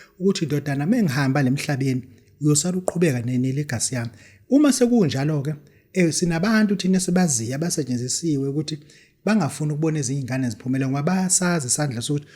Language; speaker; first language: Zulu; native; Zulu